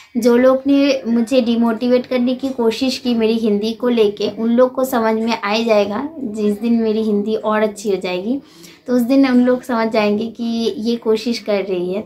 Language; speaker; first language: Hindi; non-native, fluent; Bangla